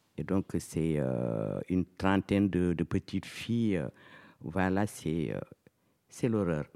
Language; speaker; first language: French; non-native, local second language; Fula